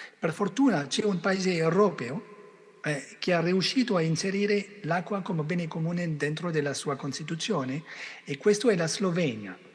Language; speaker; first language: Italian; non-native, fluent; French